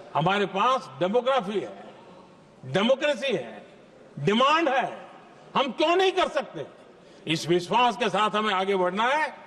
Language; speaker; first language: Hindi; non-native, local second language; Gujarati